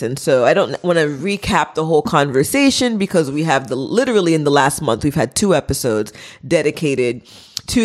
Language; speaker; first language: English; early bilingual, other home language; Haitian Creole